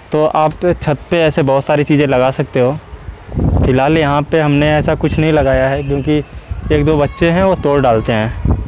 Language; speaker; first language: Hindi; native; Hindi